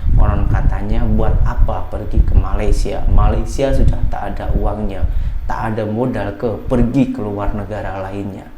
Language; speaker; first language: Indonesian; native; Indonesian